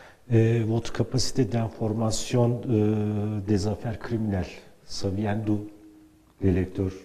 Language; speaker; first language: French; non-native, learner; Turkish